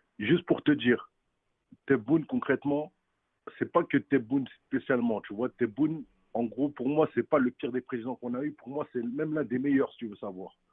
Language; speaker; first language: French; early bilingual, other home language; Kabyle